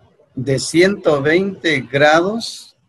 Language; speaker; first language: Spanish; native; Spanish